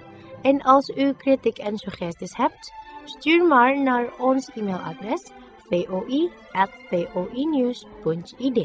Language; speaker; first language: Dutch; non-native, fluent; Indonesian